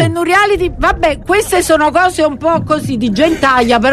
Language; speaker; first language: Italian; native; Italian